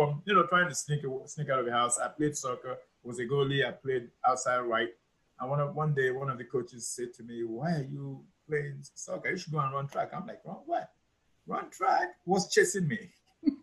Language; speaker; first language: English; non-native, local second language; Igbo